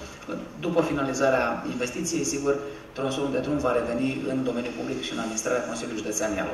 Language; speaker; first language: Romanian; native; Romanian